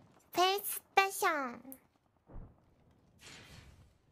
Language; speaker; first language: English; non-native, learner; Japanese